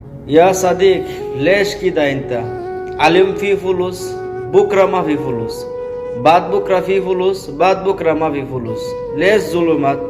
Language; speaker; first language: Arabic; non-native, learner; Bangla